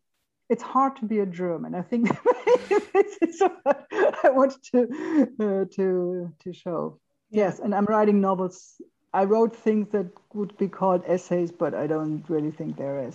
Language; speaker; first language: English; non-native, fluent; German